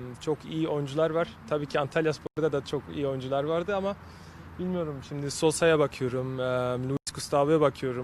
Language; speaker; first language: Turkish; early bilingual, heritage; Turkish